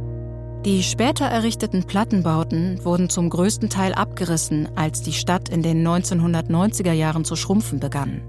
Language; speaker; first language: German; native; German